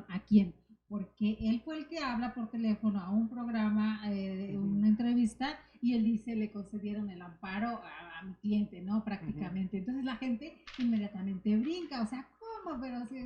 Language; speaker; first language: Spanish; native; Spanish